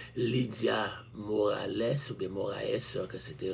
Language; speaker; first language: French; native; French